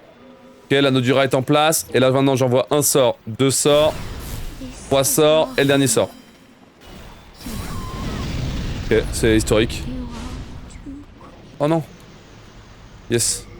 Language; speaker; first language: French; native; French